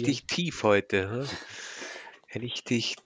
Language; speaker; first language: German; native; German